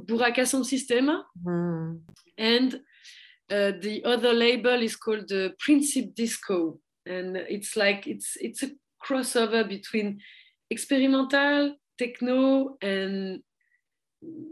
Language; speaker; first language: English; non-native, fluent; French